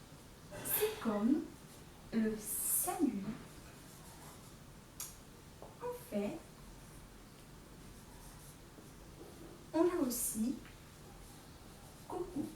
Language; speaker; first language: French; non-native, fluent; Portuguese